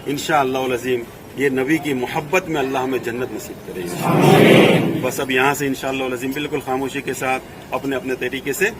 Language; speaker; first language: Urdu; non-native, local second language; Gujarati